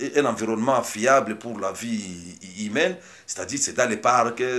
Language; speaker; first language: French; non-native, local second language; Swahili